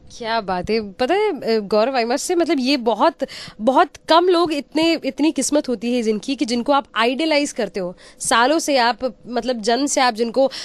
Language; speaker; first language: Hindi; native; Hindi